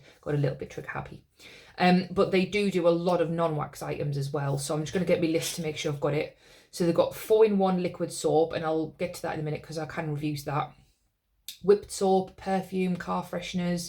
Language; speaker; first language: English; native; English